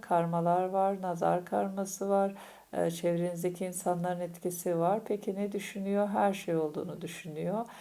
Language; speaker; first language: Turkish; native; Turkish